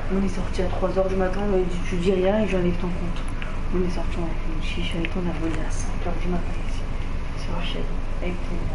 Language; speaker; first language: French; native; French